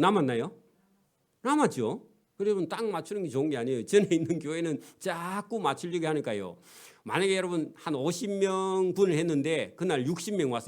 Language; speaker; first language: Korean; native; Korean